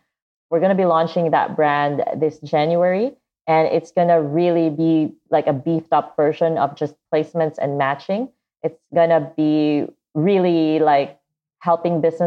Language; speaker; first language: English; non-native, local second language; Cebuano